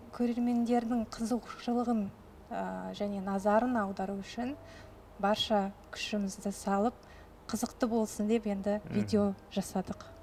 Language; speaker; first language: Kazakh; non-native, local second language; Russian